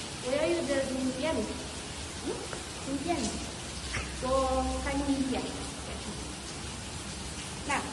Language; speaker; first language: Chinese; non-native, learner; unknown